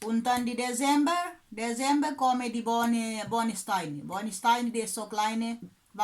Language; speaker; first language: German; non-native, learner; Kabuverdianu